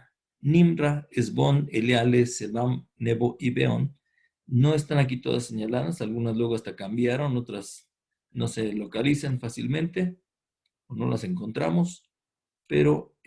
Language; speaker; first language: Spanish; native; Spanish